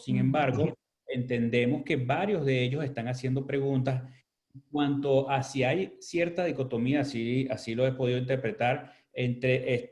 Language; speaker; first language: Spanish; native; Spanish